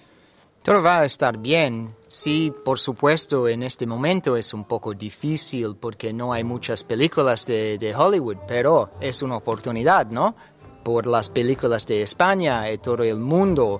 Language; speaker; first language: Spanish; non-native, learner; English